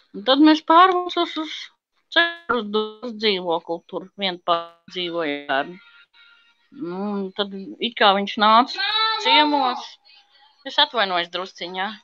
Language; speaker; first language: Latvian; native; Latvian